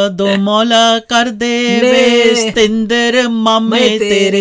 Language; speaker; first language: English; non-native, local second language; Punjabi